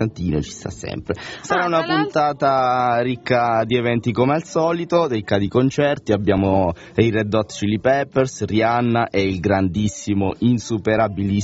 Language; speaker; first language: Italian; native; Italian